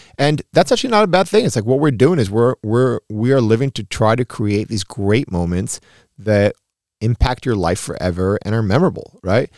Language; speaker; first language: English; early bilingual, other home language; Spanish